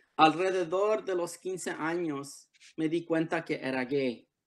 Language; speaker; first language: Spanish; early bilingual, heritage; Spanish